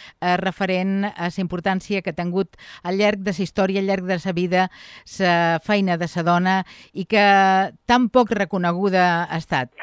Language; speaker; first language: Catalan; native; Catalan